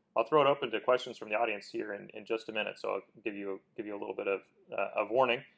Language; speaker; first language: English; native; English